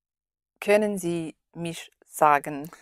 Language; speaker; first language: German; non-native, learner; English